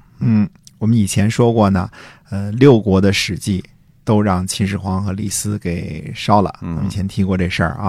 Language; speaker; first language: Chinese; native; Chinese